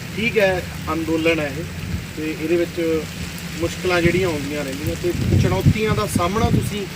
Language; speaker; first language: Hindi; non-native, local second language; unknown